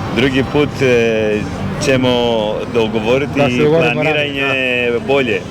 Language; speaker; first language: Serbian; non-native, learner; Greek